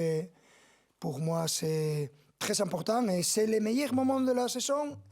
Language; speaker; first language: French; non-native, learner; Spanish